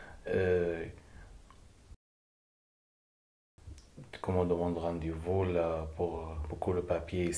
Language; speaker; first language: French; non-native, learner; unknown